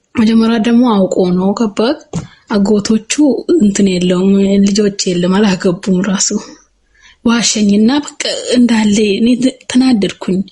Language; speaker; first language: Amharic; native; Amharic